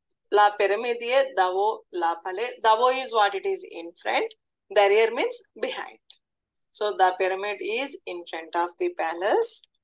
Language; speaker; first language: English; non-native, local second language; Telugu